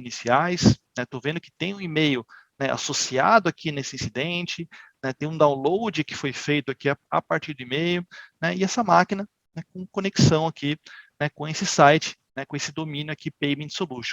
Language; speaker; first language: Portuguese; native; Portuguese